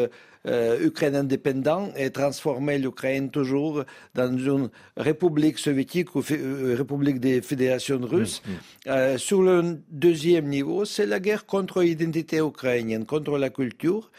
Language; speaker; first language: French; non-native, fluent; Russian